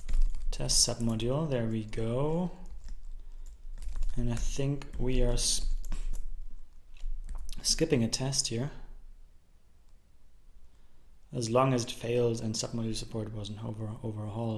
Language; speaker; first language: English; non-native, fluent; German